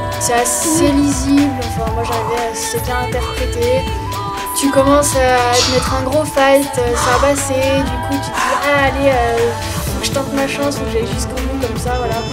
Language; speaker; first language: French; native; French